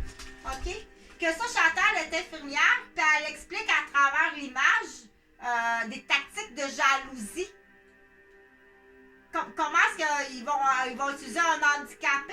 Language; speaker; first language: French; native; French